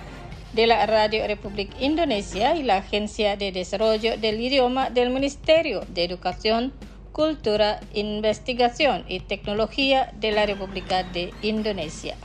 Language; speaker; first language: Spanish; non-native, fluent; Indonesian